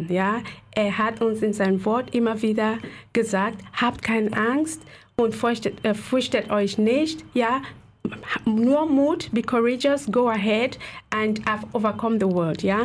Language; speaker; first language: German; non-native, fluent; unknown